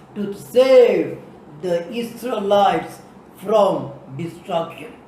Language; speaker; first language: English; non-native, local second language; Tamil